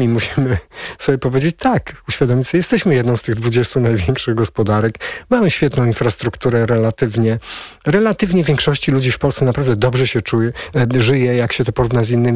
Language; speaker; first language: Polish; native; Polish